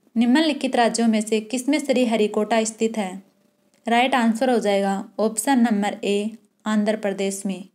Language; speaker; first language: Hindi; native; Hindi